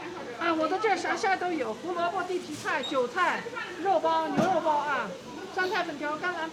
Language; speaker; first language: Chinese; native; Chinese